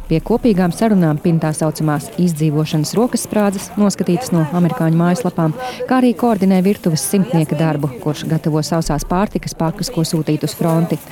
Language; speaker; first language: Latvian; native; Latvian